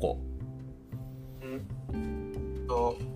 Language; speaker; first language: Japanese; non-native, learner; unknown